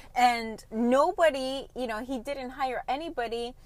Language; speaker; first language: English; early bilingual, other home language; Spanish